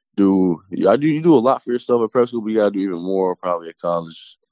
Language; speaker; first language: English; native; English